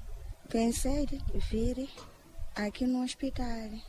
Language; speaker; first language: Portuguese; non-native, local second language; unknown